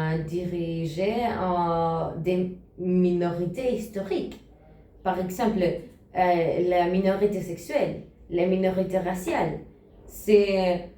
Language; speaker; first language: French; non-native, learner; Spanish